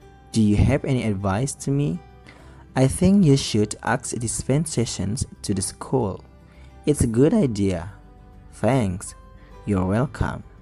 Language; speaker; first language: English; non-native, fluent; Indonesian